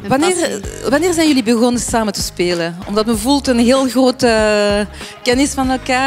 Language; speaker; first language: Dutch; non-native, fluent; French